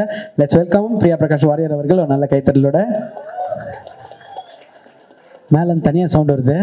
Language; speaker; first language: Tamil; native; Tamil